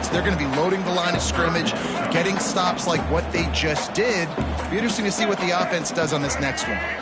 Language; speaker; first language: English; native; English